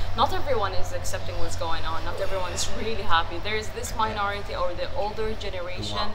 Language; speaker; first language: English; non-native, fluent; Arabic